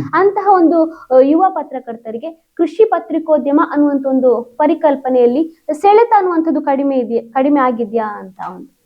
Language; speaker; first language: Kannada; native; Kannada